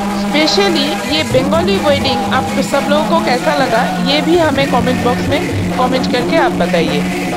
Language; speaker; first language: Hindi; non-native, local second language; Bangla